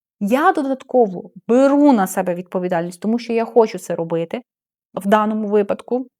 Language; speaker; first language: Ukrainian; non-native, local second language; Russian